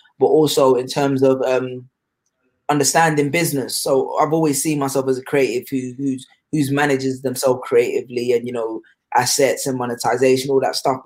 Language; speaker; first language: English; native; English